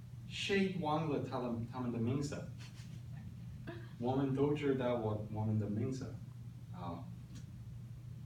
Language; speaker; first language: Chinese; non-native, learner; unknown